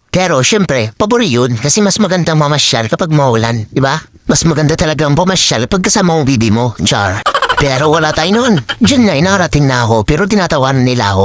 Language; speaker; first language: Filipino; non-native, local second language; Iloko